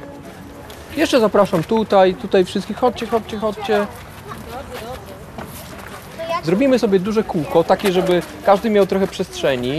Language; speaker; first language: Polish; native; Polish